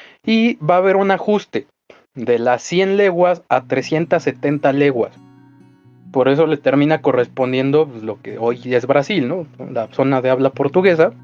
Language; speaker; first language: Spanish; native; Spanish